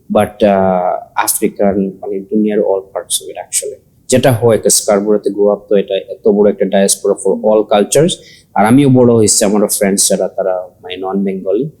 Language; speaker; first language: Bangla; early bilingual, heritage; Sylheti